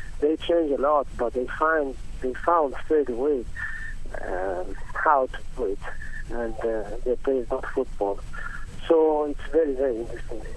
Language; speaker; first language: English; non-native, learner; Italian